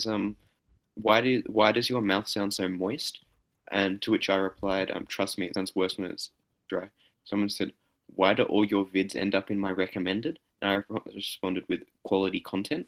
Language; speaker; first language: English; native; English